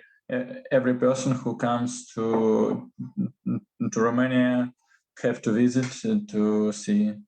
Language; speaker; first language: English; non-native, learner; Russian